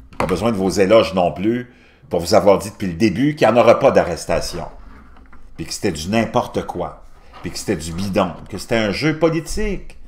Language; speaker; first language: French; native; French